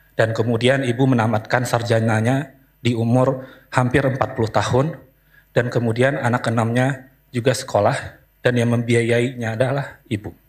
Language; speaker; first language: Indonesian; native; Indonesian